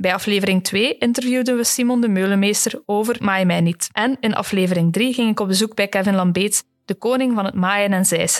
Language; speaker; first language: Dutch; native; Dutch